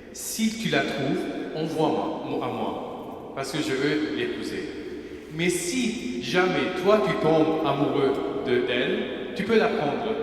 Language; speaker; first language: French; non-native, fluent; Armenian